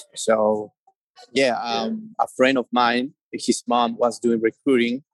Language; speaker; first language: English; non-native, fluent; Spanish